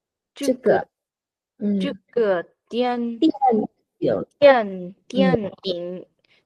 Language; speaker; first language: Chinese; non-native, learner; Vietnamese